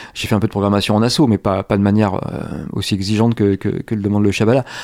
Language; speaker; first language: French; native; French